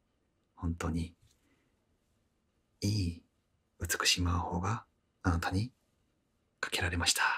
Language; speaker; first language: Japanese; non-native, fluent; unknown